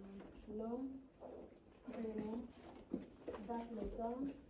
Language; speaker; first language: French; non-native, learner; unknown